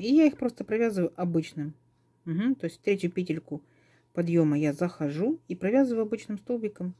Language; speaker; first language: Russian; native; Russian